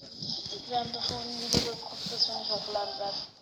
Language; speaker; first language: German; native; German